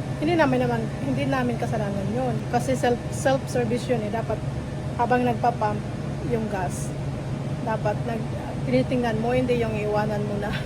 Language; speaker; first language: Filipino; non-native, local second language; Bikol